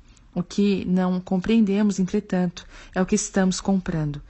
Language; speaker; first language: Portuguese; native; Portuguese